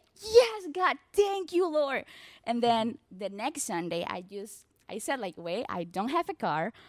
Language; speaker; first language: English; non-native, learner; Spanish